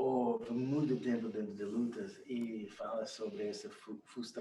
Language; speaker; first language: Portuguese; non-native, fluent; English